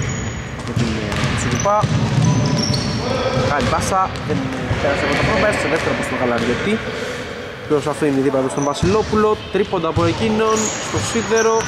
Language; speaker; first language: Greek; native; Greek